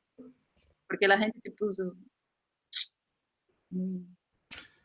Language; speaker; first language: Spanish; non-native, fluent; Portuguese